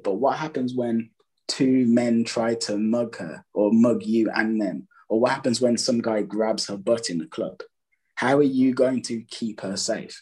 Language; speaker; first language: English; native; English